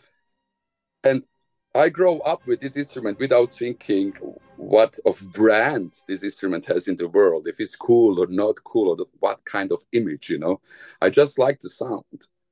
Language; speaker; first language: English; non-native, fluent; Bosnian